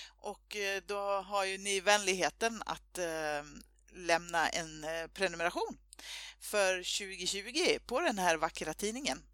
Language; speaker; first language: Swedish; native; Swedish